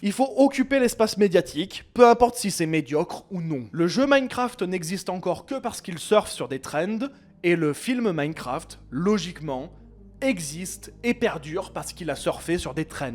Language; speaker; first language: French; native; French